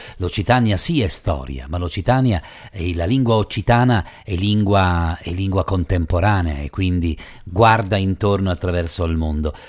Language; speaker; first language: Italian; native; Italian